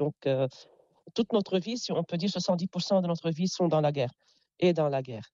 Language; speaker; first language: French; non-native, local second language; Arabic